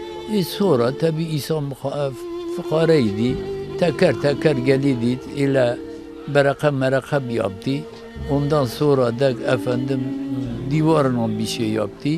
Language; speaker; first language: Turkish; non-native, local second language; Kurdish